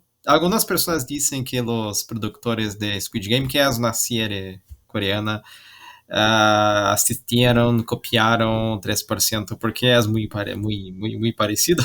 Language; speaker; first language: Spanish; non-native, learner; Portuguese